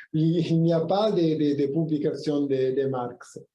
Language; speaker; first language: French; non-native, fluent; Italian